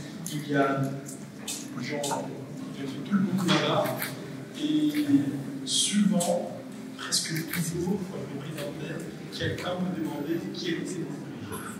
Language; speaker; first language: French; non-native, fluent; Portuguese